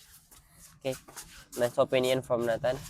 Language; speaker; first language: English; non-native, learner; Indonesian